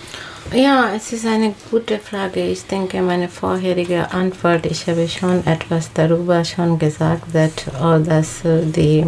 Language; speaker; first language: German; non-native, learner; Bangla